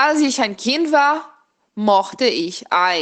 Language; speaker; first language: German; non-native, fluent; Portuguese